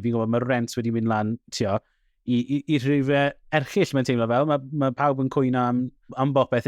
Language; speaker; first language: Welsh; native; Welsh